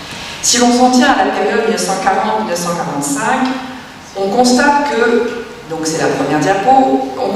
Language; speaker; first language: French; native; French